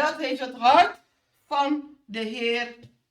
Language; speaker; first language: Dutch; non-native, fluent; Indonesian